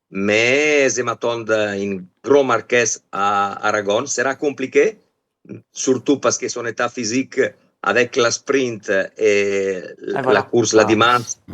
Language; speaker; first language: French; non-native, fluent; Italian